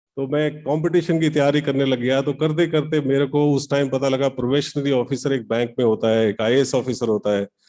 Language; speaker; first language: Hindi; native; Hindi